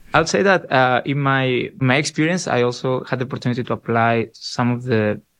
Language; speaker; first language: English; non-native, fluent; Spanish